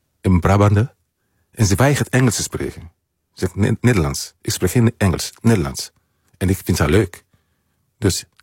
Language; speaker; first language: Dutch; non-native, fluent; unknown